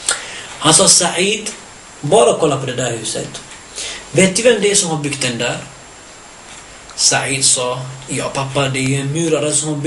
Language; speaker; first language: Swedish; early bilingual, other home language; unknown